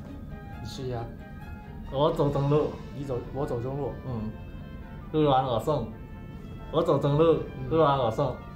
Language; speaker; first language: Chinese; non-native, learner; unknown